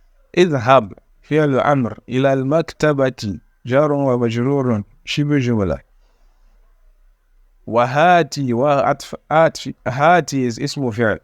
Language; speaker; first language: Arabic; non-native, fluent; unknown